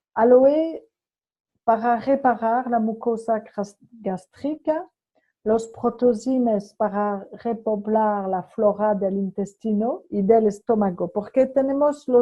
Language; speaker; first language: Spanish; non-native, fluent; French